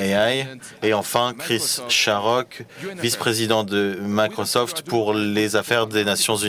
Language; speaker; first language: French; native; French